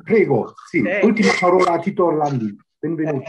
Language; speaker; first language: Italian; non-native, fluent; German